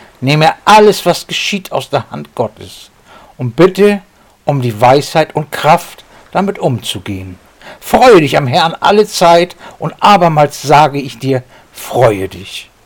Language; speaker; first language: German; native; German